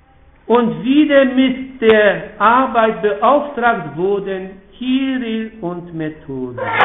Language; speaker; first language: German; non-native, fluent; Polish